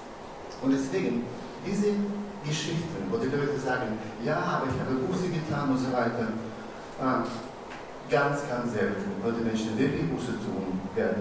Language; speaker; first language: German; non-native, fluent; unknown